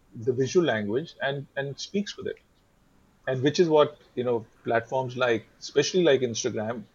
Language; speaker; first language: English; non-native, local second language; Hindi